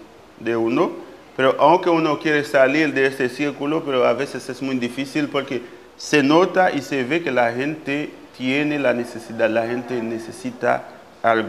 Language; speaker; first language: Spanish; non-native, fluent; Haitian Creole